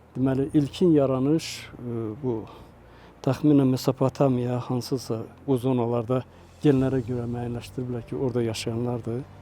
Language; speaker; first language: Azerbaijani; non-native, local second language; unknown